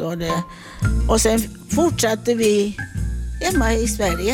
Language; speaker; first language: Swedish; non-native, fluent; Italian